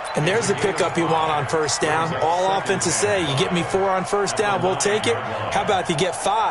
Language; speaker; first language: English; native; English